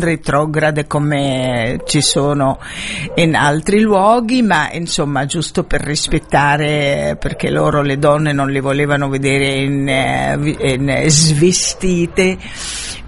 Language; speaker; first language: Italian; non-native, fluent; Arabic